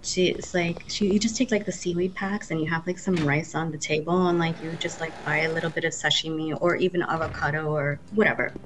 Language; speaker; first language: English; native; English